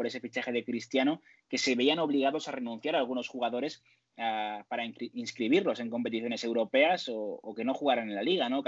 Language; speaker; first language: Spanish; native; Spanish